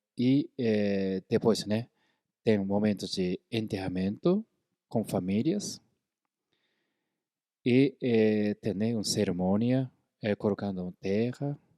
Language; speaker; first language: Portuguese; non-native, fluent; Korean